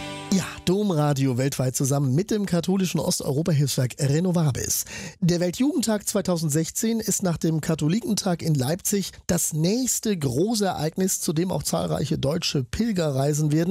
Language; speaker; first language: German; native; German